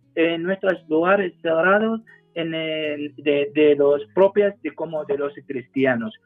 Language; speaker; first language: Spanish; non-native, fluent; Arabic